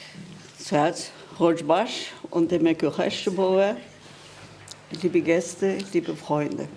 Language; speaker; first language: German; non-native, fluent; Kurdish